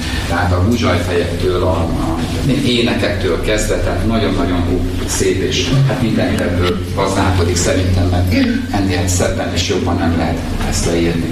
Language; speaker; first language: Hungarian; native; Hungarian